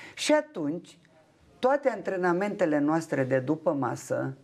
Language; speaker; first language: Romanian; non-native, local second language; Ukrainian